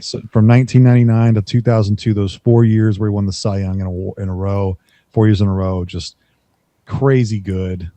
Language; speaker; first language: English; native; English